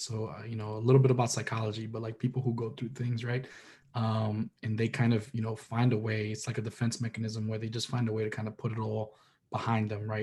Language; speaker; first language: English; early bilingual, other home language; Spanish